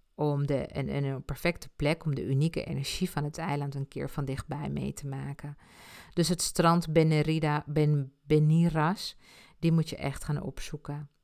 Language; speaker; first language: Dutch; early bilingual, other home language; Spanish